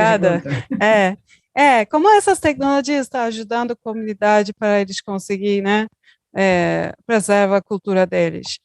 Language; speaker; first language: Portuguese; non-native, learner; Turkish